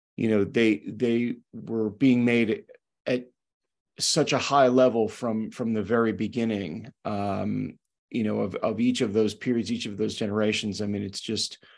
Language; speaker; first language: English; native; English